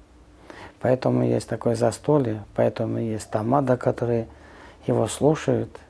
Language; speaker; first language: Russian; non-native, local second language; Georgian